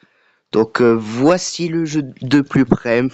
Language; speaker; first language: French; native; French